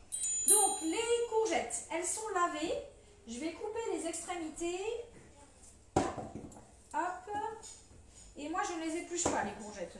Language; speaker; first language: French; native; French